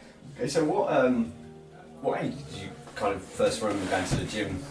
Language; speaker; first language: English; native; English